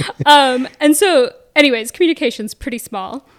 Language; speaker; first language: English; native; English